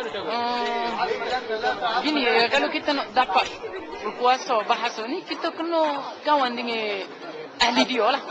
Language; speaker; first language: Malay; non-native, fluent; Arabic